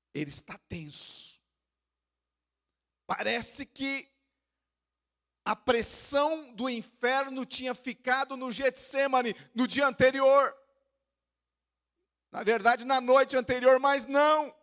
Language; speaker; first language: Portuguese; native; Portuguese